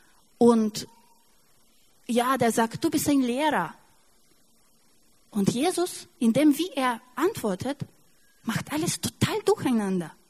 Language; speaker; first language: German; non-native, fluent; Russian